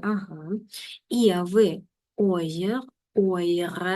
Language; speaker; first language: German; non-native, fluent; Ukrainian